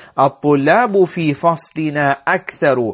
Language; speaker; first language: Arabic; non-native, fluent; English